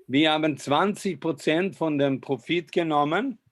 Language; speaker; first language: German; non-native, fluent; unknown